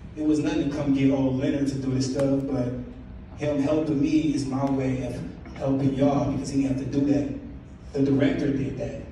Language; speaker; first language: English; native; English